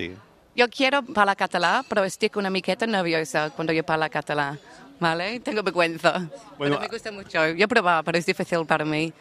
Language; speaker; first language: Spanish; non-native, learner; English